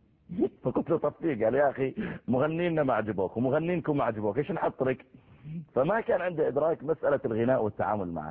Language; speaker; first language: Arabic; native; Arabic